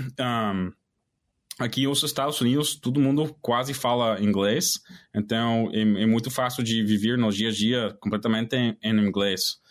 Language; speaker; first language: Portuguese; non-native, fluent; English